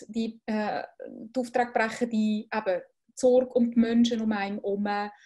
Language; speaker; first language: German; native; German